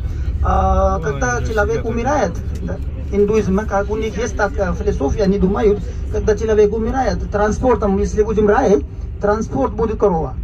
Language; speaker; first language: Russian; non-native, local second language; Hindi